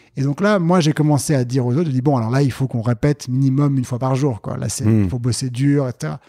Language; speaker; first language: French; native; French